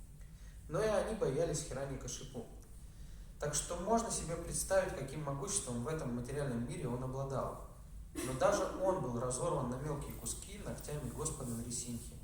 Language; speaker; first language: Russian; native; Russian